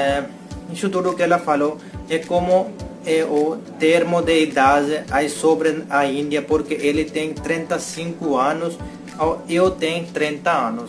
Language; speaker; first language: Portuguese; non-native, learner; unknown